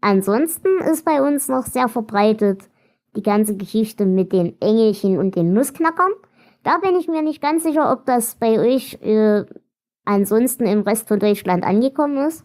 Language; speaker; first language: German; native; German